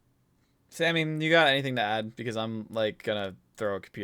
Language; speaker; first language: English; native; English